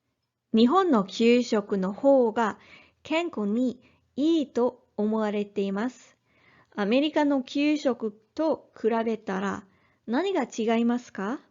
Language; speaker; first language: Japanese; non-native, learner; English